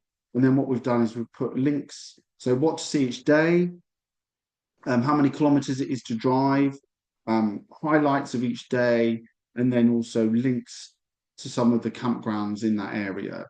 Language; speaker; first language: English; native; English